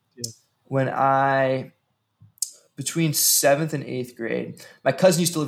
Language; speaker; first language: English; native; English